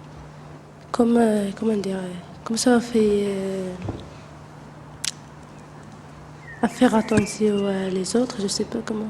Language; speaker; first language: French; non-native, learner; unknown